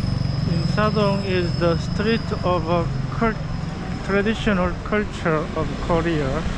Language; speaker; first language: English; non-native, learner; Korean